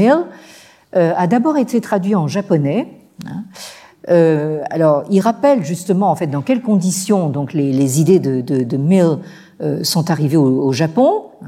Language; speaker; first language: French; native; French